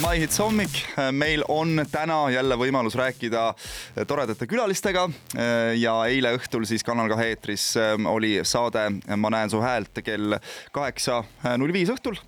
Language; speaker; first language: Estonian; native; Estonian